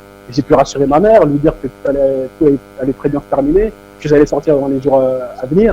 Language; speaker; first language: French; native; French